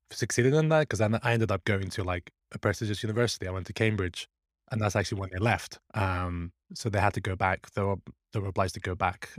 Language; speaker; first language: English; early bilingual, other home language; Persian